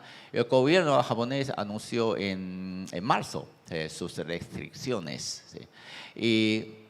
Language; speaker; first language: Spanish; non-native, fluent; Chinese